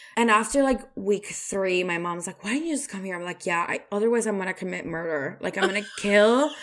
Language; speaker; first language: English; non-native, fluent; Spanish